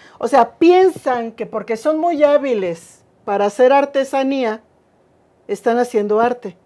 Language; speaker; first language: Spanish; native; Spanish